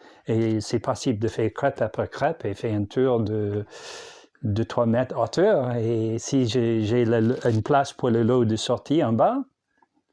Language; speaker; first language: French; non-native, learner; English